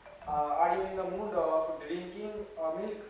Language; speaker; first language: English; non-native, learner; Hindi